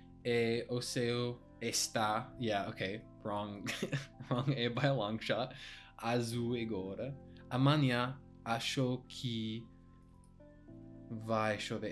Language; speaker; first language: Portuguese; non-native, learner; English